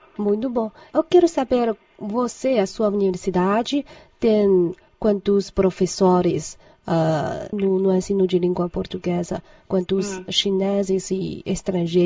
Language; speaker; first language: Portuguese; non-native, fluent; Chinese